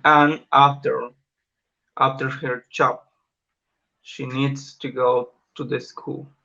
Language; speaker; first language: English; non-native, learner; Spanish